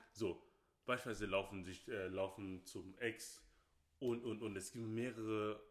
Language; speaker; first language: German; non-native, fluent; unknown